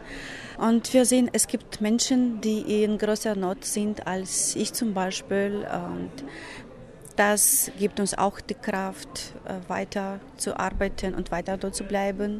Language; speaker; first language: German; non-native, fluent; Ukrainian